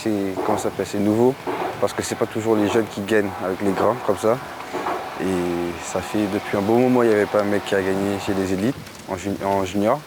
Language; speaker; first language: French; non-native, fluent; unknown